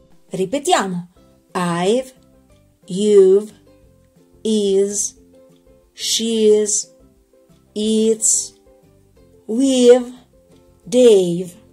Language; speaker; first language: English; non-native, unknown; Italian